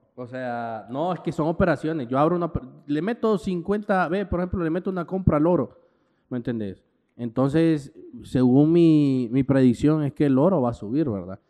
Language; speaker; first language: Spanish; native; Spanish